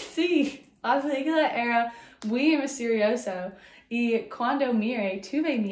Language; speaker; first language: Spanish; non-native, learner; English